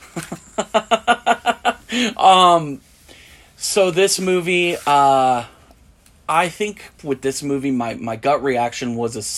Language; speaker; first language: English; native; English